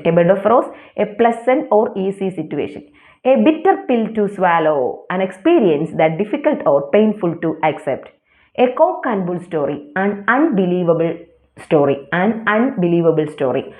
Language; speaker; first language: English; non-native, local second language; Malayalam